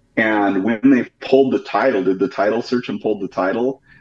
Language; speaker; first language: English; native; English